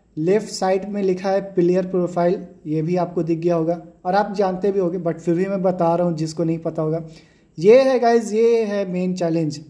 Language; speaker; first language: Hindi; native; Hindi